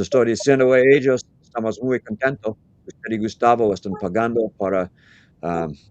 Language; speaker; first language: Spanish; non-native, learner; English